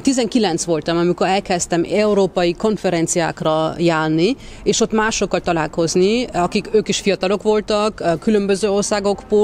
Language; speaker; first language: Hungarian; early bilingual, heritage; Hungarian